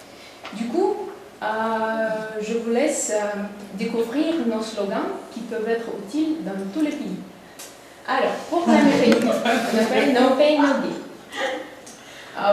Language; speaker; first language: French; non-native, learner; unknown